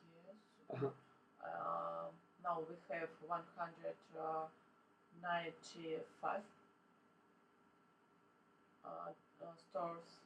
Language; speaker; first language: English; non-native, learner; Russian